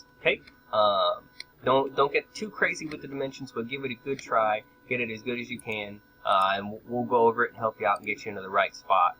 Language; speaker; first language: English; native; English